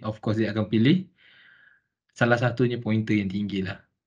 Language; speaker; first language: Malay; native; Malay